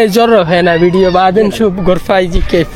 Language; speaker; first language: Arabic; non-native, learner; Bangla